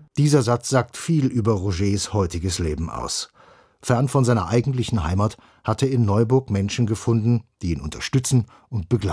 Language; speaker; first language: German; native; German